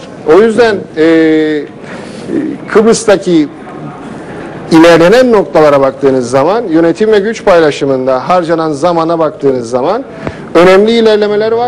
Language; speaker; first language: Turkish; native; Turkish